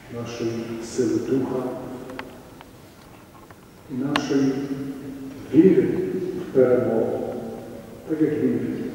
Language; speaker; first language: Ukrainian; native; Ukrainian